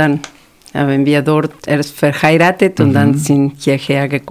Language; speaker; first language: German; non-native, fluent; Spanish